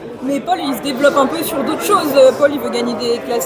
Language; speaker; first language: French; native; French